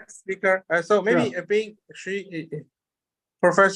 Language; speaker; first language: English; non-native, learner; Chinese